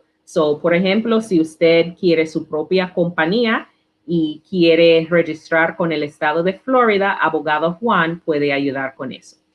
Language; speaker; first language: Spanish; non-native, learner; English